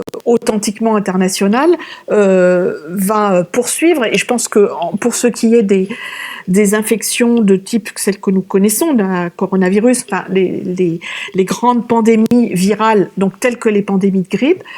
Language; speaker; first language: French; native; French